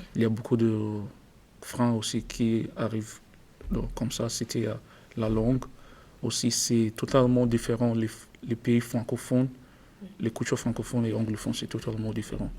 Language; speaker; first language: French; non-native, learner; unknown